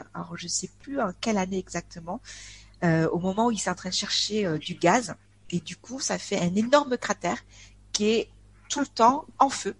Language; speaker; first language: French; native; French